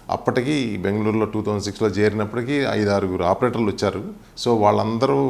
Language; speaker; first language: Telugu; native; Telugu